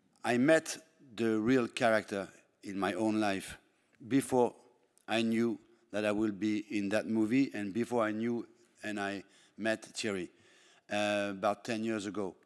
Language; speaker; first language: English; non-native, fluent; French